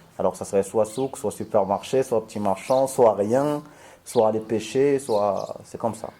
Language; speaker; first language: French; non-native, local second language; Arabic